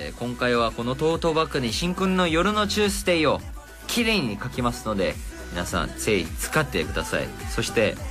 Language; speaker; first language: Japanese; non-native, fluent; Korean